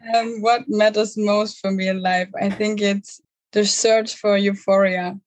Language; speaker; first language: English; non-native, fluent; German